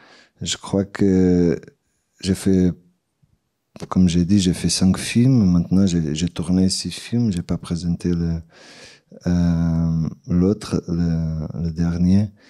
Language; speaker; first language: French; non-native, fluent; Portuguese